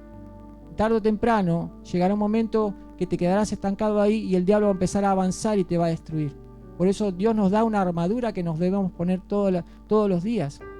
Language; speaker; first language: Spanish; native; Spanish